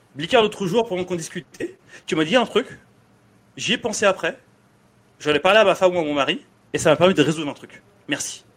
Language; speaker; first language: French; native; French